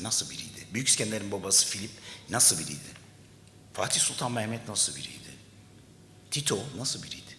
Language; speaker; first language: Turkish; native; Turkish